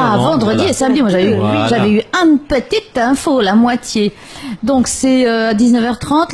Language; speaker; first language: French; native; French